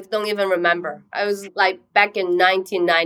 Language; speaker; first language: English; non-native, local second language; Cantonese